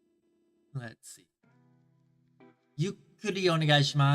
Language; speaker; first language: Japanese; non-native, learner; English